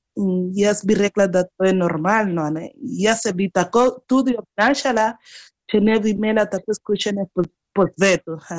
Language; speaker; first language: Slovenian; non-native, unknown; Spanish